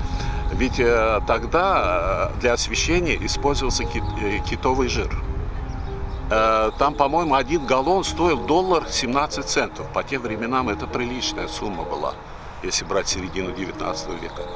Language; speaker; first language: Russian; native; Russian